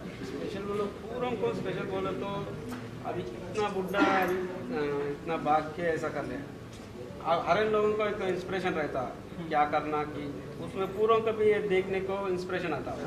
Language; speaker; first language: Hindi; non-native, local second language; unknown